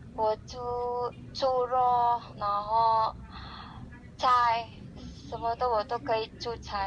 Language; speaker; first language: Chinese; non-native, learner; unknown